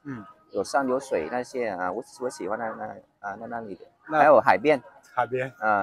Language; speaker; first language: Chinese; non-native, fluent; Vietnamese